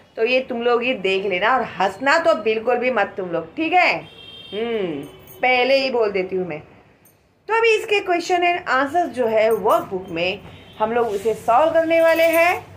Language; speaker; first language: Hindi; non-native, local second language; Marathi